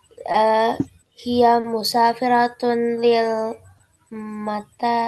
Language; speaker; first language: Arabic; non-native, learner; Indonesian